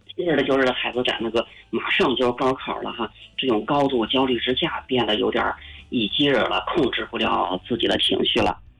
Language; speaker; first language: Chinese; native; Chinese